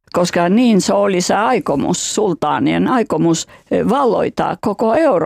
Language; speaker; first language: Finnish; non-native, fluent; Albanian